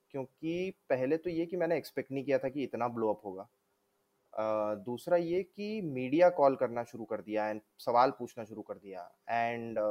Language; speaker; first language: Hindi; native; Hindi